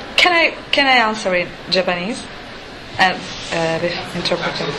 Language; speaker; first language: English; non-native, learner; Japanese